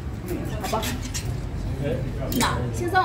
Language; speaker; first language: Chinese; non-native, learner; Arabic